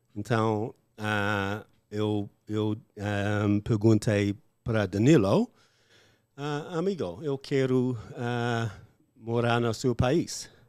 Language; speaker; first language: Portuguese; non-native, learner; English